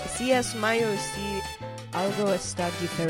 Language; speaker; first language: Spanish; early bilingual, heritage; Spanish